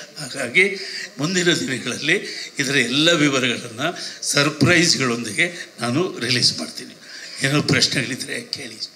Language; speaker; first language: Kannada; native; Kannada